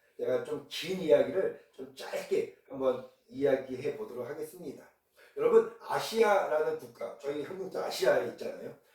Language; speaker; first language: Korean; native; Korean